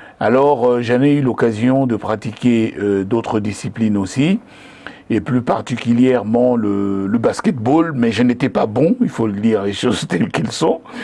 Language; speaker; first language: French; non-native, local second language; Lingala